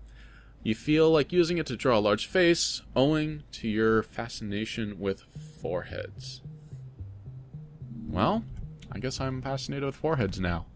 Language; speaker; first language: English; native; English